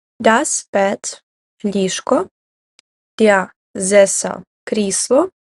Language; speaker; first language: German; non-native, fluent; Ukrainian